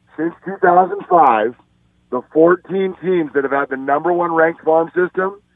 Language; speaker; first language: English; native; English